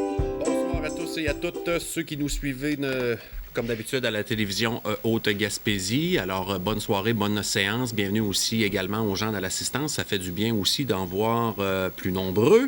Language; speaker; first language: French; native; French